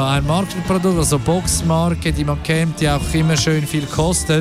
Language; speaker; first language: German; native; German